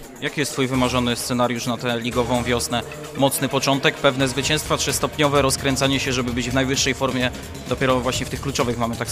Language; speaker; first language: Polish; native; Polish